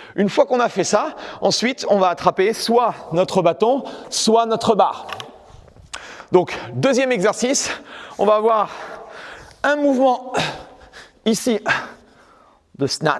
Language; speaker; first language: French; native; French